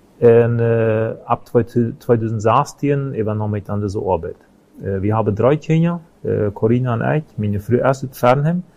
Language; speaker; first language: German; non-native, local second language; Plautdietsch